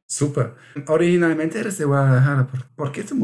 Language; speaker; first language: Spanish; non-native, fluent; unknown